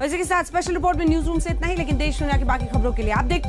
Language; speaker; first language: Hindi; native; Hindi